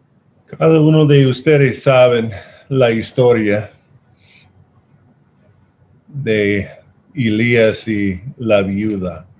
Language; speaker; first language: Spanish; non-native, fluent; English